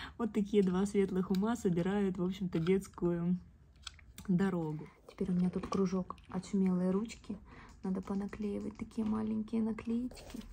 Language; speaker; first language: Russian; native; Russian